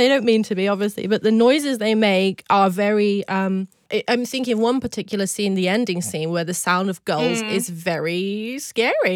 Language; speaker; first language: English; native; English